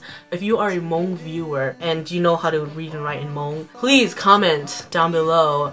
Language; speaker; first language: English; early bilingual, other home language; Hmong